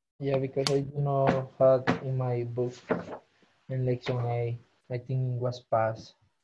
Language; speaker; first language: English; non-native, learner; Spanish